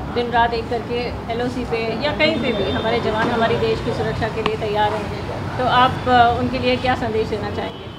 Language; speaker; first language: Hindi; non-native, local second language; Telugu